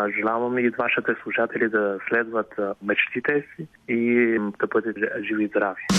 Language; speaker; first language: Bulgarian; non-native, fluent; Chinese